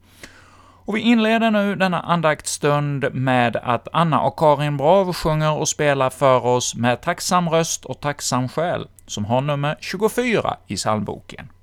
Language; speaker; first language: Swedish; native; Swedish